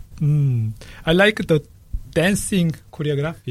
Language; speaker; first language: English; non-native, fluent; Korean